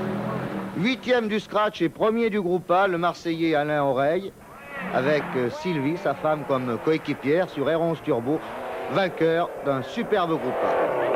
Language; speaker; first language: French; native; French